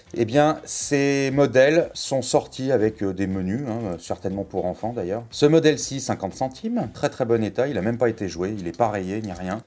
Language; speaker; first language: French; native; French